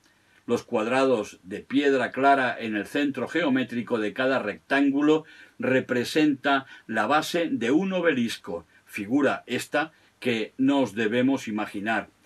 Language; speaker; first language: Spanish; non-native, local second language; Catalan